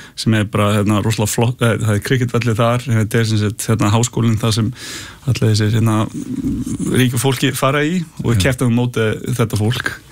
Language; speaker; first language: Icelandic; early bilingual, heritage; Icelandic